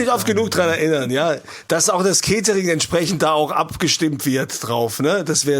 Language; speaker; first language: German; native; German